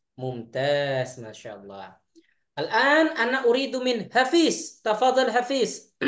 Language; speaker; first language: Arabic; non-native, fluent; Indonesian